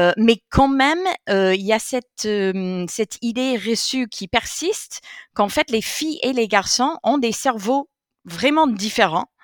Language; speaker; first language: French; non-native, fluent; English